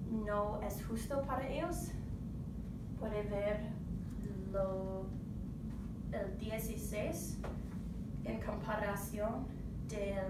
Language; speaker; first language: Spanish; non-native, learner; English